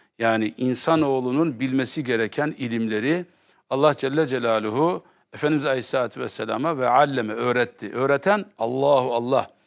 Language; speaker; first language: Turkish; native; Turkish